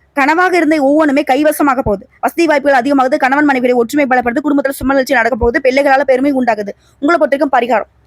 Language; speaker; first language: Tamil; native; Tamil